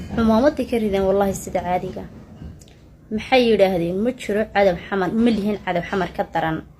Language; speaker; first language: Somali; native; Somali